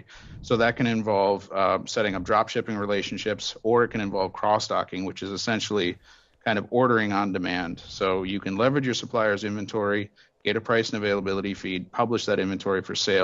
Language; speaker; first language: English; native; English